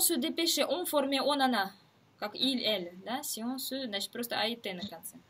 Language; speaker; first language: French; non-native, fluent; Russian